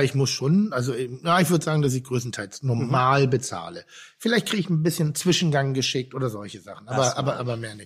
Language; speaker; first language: German; native; German